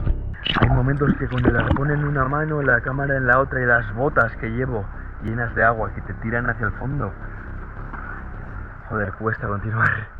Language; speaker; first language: Spanish; native; Spanish